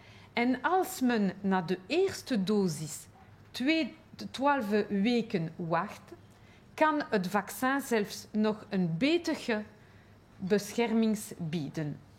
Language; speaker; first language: Dutch; non-native, local second language; French